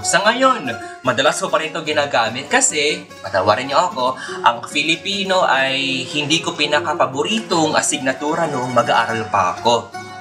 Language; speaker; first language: Filipino; non-native, local second language; Waray